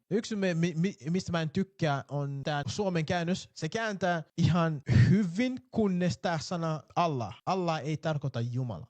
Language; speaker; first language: Finnish; non-native, fluent; Arabic